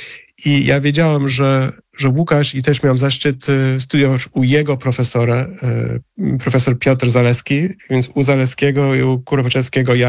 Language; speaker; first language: Polish; non-native, fluent; English